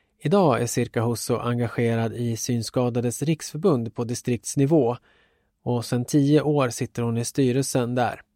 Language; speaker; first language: Swedish; native; Swedish